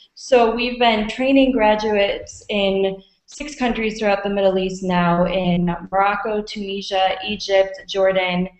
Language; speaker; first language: English; native; English